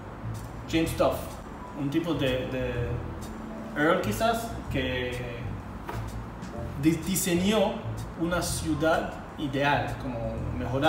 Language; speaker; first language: Spanish; non-native, fluent; Hebrew